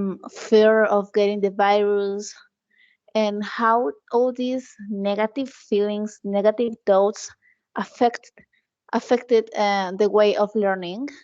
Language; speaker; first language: English; non-native, fluent; Spanish